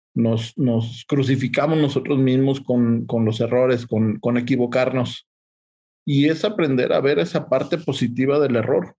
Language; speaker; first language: Spanish; native; Spanish